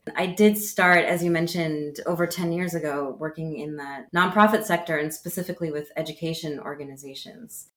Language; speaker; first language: English; native; English